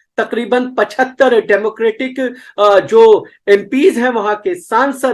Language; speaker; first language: Hindi; native; Hindi